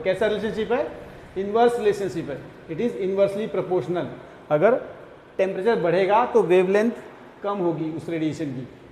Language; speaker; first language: Hindi; native; Hindi